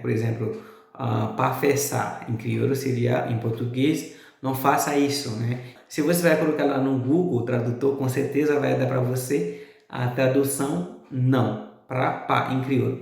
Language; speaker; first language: Portuguese; non-native, fluent; Haitian Creole